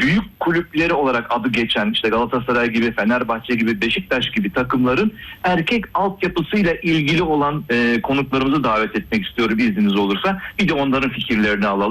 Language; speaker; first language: Turkish; native; Turkish